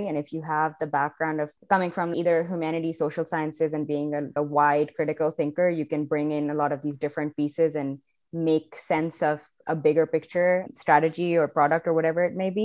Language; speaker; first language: English; non-native, local second language; Urdu